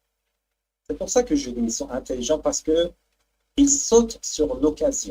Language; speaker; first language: French; non-native, fluent; Persian